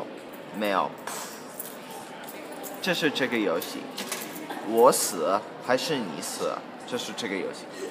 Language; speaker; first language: Chinese; non-native, learner; English